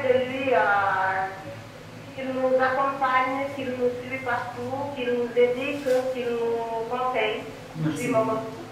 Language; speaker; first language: French; non-native, local second language; Wolof